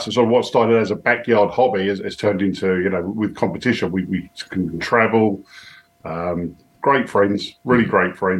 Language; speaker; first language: English; native; English